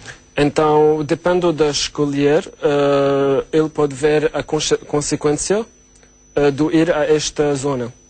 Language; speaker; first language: Portuguese; non-native, learner; Arabic